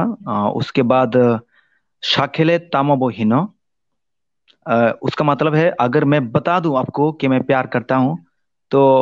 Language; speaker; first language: Hindi; non-native, local second language; Kok Borok